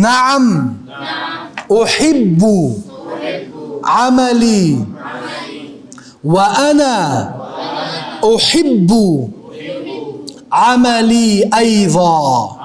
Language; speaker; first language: Arabic; non-native, fluent; Urdu